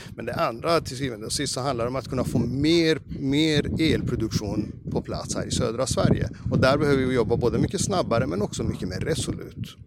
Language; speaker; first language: Swedish; native; Swedish